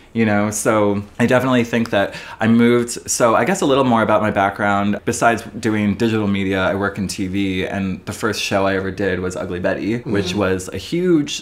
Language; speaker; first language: English; native; English